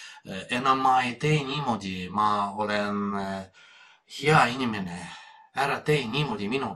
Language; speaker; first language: Estonian; non-native, fluent; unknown